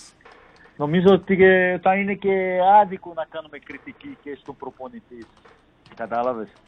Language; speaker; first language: Greek; non-native, fluent; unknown